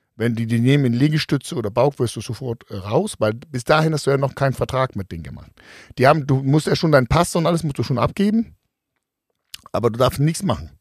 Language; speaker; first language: German; non-native, fluent; Danish